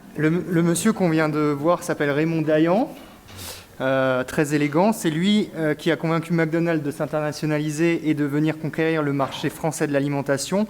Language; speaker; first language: French; native; French